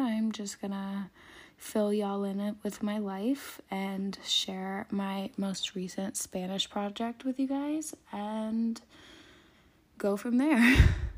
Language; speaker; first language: English; native; English